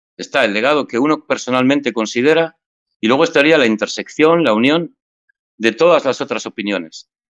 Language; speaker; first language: Spanish; native; Spanish